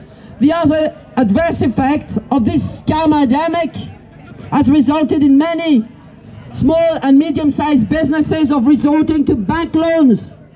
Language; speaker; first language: English; non-native, fluent; French